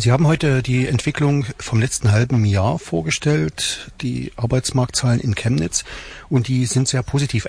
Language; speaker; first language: German; native; German